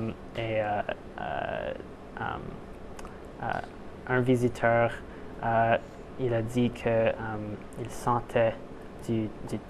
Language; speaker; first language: French; non-native, local second language; English